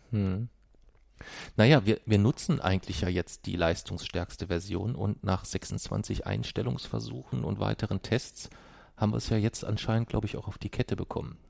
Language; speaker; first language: German; native; German